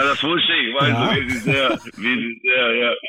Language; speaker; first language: German; non-native, fluent; Serbian